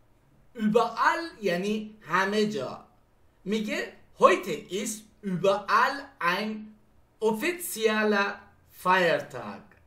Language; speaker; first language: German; non-native, fluent; Persian